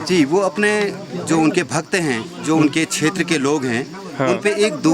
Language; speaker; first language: Hindi; native; Hindi